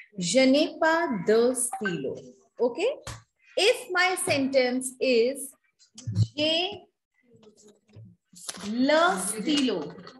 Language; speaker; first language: French; non-native, fluent; Hindi